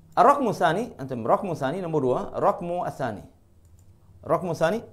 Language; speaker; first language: Arabic; non-native, fluent; Malay